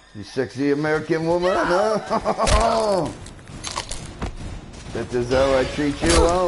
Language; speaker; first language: English; native; English